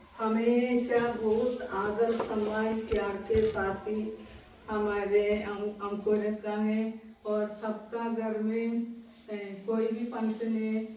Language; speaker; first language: Hindi; non-native, local second language; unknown